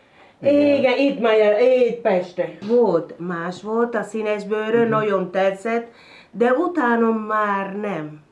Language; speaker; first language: Hungarian; non-native, learner; Spanish